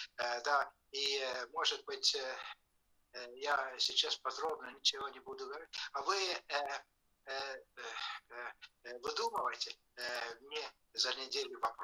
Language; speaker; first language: Russian; non-native, fluent; Estonian